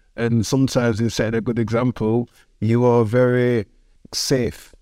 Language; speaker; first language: English; native; English